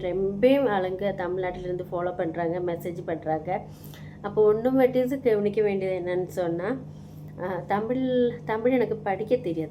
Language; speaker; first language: Tamil; non-native, local second language; Malayalam